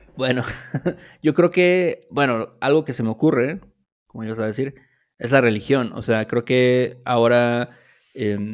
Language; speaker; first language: Spanish; native; Spanish